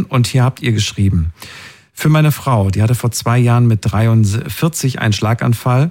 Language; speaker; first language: German; native; German